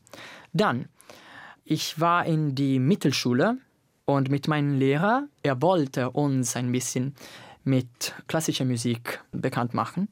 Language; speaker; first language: German; non-native, fluent; Italian